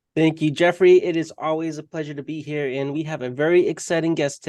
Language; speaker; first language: English; native; English